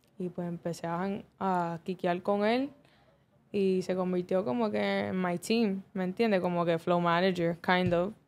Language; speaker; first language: Spanish; early bilingual, heritage; Spanish